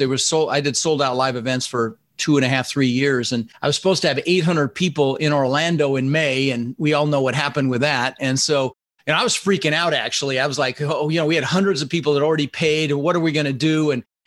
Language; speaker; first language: English; early bilingual, other home language; Dutch